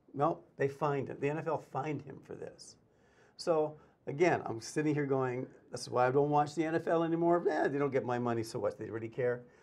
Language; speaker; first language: English; native; English